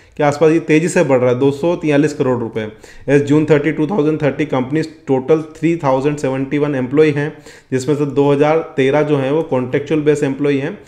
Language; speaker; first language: Hindi; native; Hindi